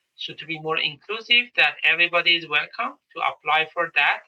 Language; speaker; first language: English; non-native, fluent; Persian